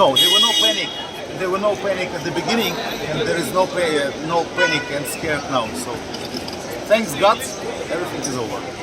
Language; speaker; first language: English; non-native, fluent; Russian